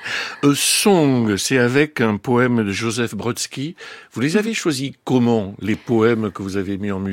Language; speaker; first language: French; native; French